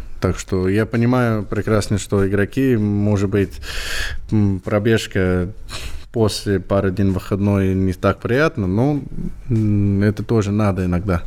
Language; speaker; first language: Russian; non-native, learner; English